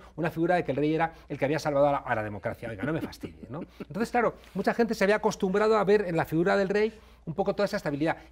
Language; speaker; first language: Spanish; native; Spanish